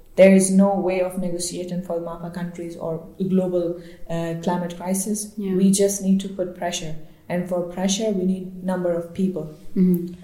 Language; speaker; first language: English; non-native, local second language; Baluchi